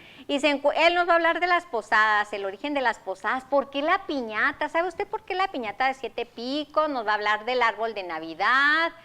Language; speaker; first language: Spanish; native; Spanish